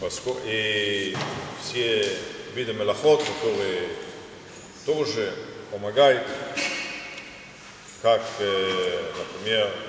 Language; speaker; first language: Russian; non-native, fluent; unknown